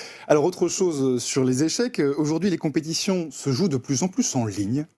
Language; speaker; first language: French; native; French